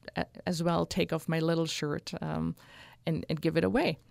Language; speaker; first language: English; non-native, fluent; German